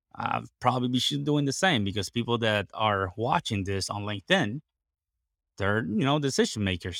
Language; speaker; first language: English; non-native, fluent; Spanish